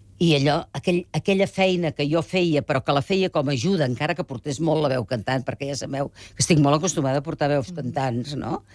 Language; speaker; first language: Catalan; native; Catalan